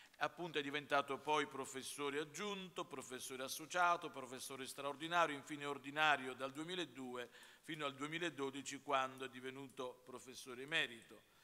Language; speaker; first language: Italian; native; Italian